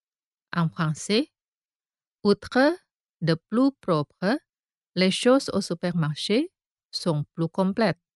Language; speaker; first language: French; non-native, fluent; Indonesian